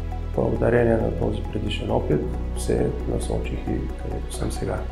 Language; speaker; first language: Bulgarian; native; Bulgarian